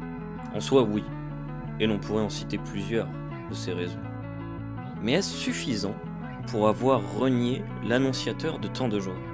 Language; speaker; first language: French; native; French